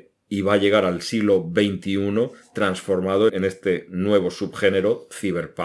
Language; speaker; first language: Spanish; native; Spanish